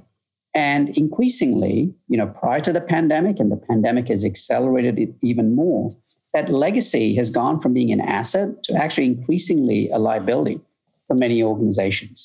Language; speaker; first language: English; native; English